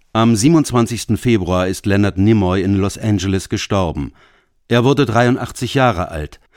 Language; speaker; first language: German; native; German